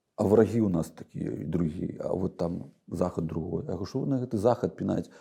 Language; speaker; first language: Belarusian; native; Belarusian